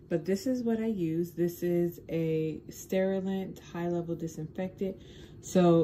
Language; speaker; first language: English; native; English